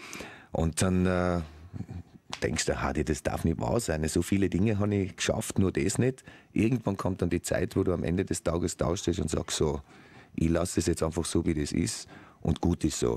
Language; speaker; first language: German; native; German